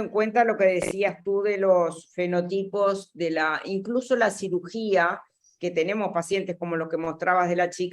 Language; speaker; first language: Spanish; native; Spanish